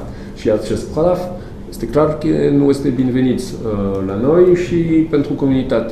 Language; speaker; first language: Romanian; non-native, learner; French